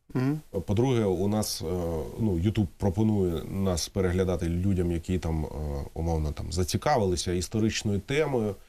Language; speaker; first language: Ukrainian; native; Ukrainian